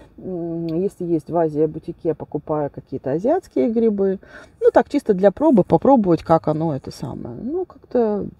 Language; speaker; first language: Russian; native; Russian